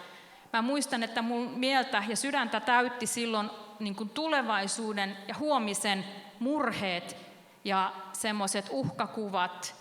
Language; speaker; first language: Finnish; native; Finnish